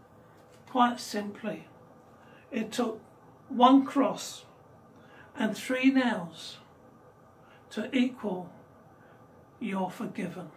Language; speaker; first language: English; native; English